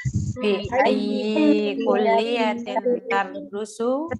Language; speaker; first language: Arabic; non-native, learner; Indonesian